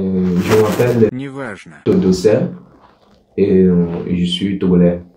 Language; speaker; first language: French; non-native, local second language; Ewe